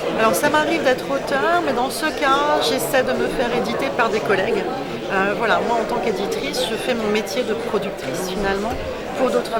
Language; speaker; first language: French; native; French